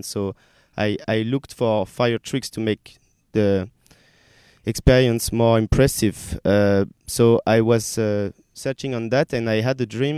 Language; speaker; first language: English; non-native, learner; French